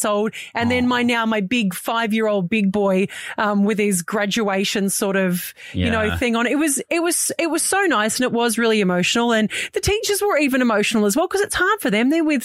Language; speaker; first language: English; native; English